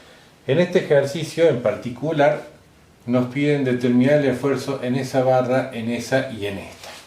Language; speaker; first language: Spanish; native; Spanish